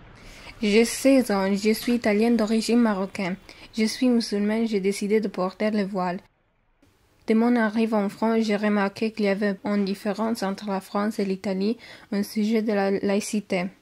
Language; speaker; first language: French; non-native, learner; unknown